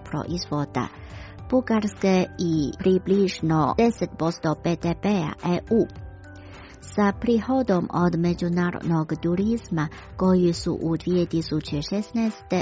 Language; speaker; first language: Croatian; non-native, fluent; Chinese